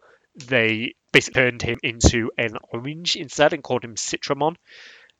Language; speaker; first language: English; native; English